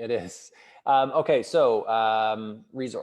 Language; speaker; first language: English; native; English